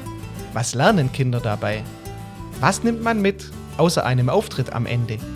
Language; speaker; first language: German; native; German